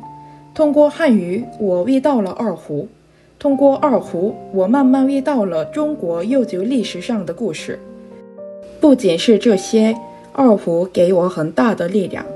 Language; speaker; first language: Chinese; non-native, fluent; Korean